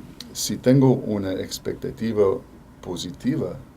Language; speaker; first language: Spanish; non-native, fluent; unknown